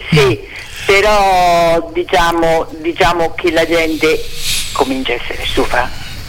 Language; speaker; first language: Italian; native; Italian